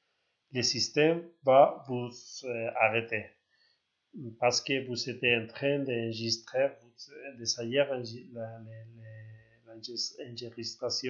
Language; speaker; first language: French; non-native, learner; Spanish